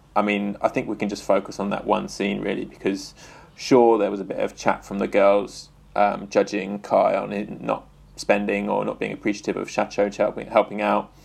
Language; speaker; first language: English; native; English